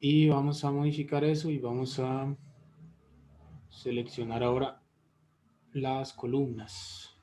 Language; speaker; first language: Spanish; native; Spanish